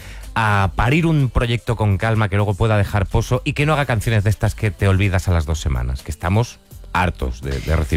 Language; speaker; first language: Spanish; native; Spanish